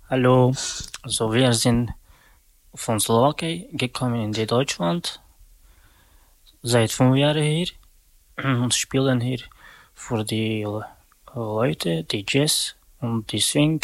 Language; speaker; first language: German; non-native, learner; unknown